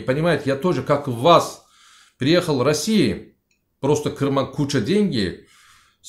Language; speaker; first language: Russian; non-native, learner; Turkish